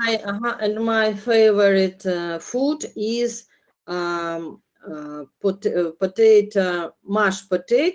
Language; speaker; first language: English; non-native, learner; Russian